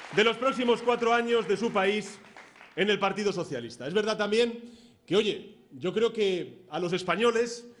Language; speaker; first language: Spanish; native; Spanish